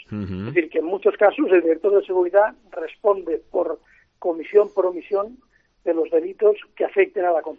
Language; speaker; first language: Spanish; native; Spanish